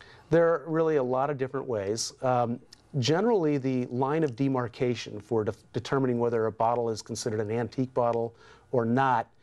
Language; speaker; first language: English; native; English